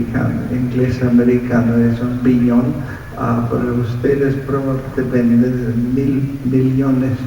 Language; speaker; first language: Spanish; non-native, fluent; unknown